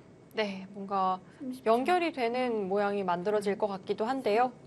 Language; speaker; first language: Korean; native; Korean